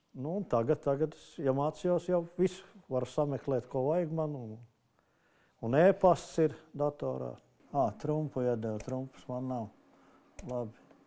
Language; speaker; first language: Latvian; native; Latvian